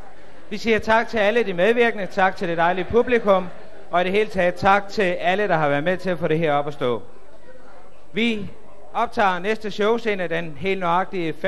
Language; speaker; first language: Danish; native; Danish